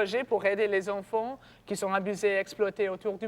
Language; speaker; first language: French; non-native, learner; English